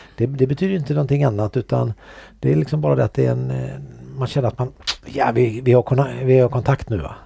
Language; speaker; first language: Swedish; native; Swedish